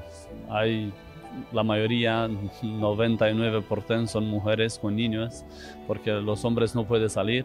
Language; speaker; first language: Spanish; non-native, fluent; Romanian